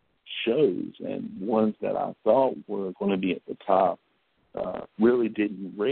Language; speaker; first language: English; native; English